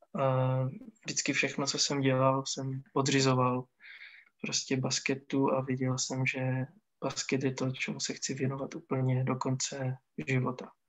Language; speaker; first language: Czech; non-native, local second language; Romany